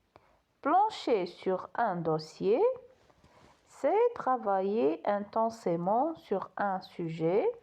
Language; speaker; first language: French; non-native, local second language; Arabic